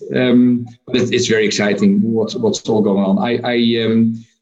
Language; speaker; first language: English; non-native, fluent; Dutch